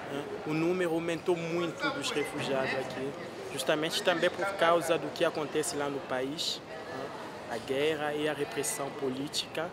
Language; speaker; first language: Portuguese; non-native, fluent; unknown